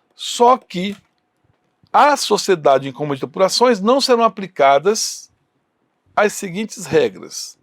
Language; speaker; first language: Portuguese; native; Portuguese